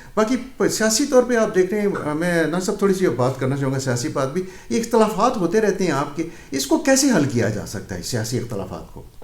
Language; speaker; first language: Urdu; non-native, local second language; Punjabi